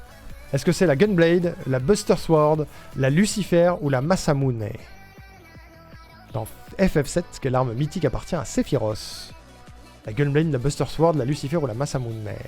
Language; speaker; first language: French; native; French